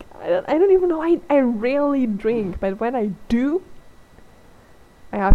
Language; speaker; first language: English; non-native, fluent; German